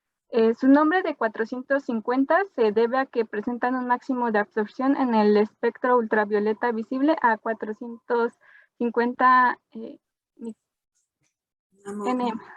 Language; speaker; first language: Spanish; native; Spanish